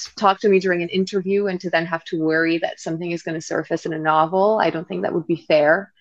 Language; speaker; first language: English; non-native, fluent; French